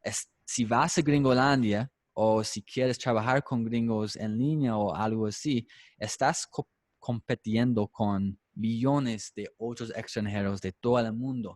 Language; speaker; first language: Spanish; non-native, fluent; English